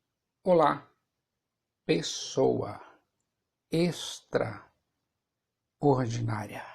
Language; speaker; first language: Portuguese; native; Portuguese